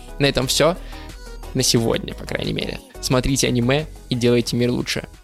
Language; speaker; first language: Russian; native; Russian